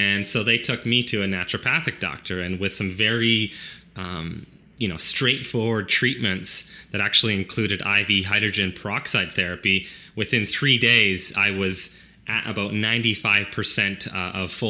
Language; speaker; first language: English; native; English